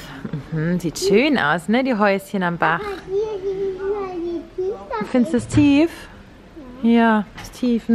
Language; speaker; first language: German; native; German